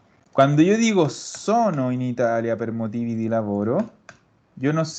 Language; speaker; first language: Italian; non-native, fluent; Spanish